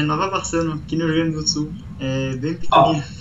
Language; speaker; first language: Portuguese; native; Portuguese